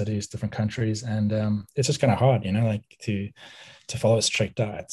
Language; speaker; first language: English; native; English